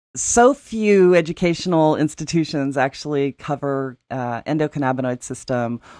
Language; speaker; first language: English; native; English